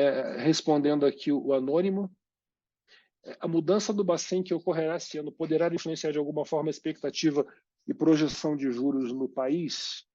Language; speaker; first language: Portuguese; native; Portuguese